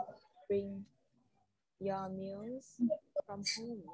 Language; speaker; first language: English; non-native, fluent; Vietnamese